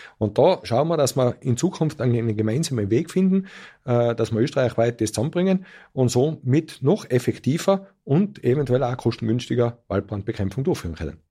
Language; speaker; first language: German; native; German